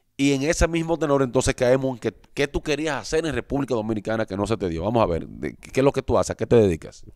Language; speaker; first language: Spanish; native; Spanish